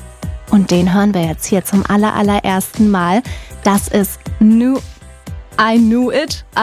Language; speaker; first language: German; native; German